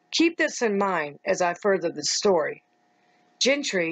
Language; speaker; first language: English; native; English